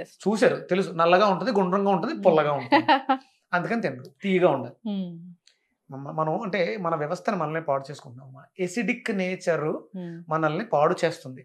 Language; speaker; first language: Telugu; native; Telugu